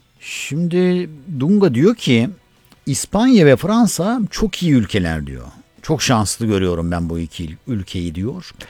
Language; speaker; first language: Turkish; native; Turkish